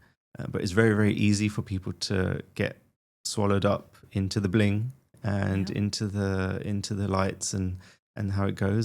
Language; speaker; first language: English; native; English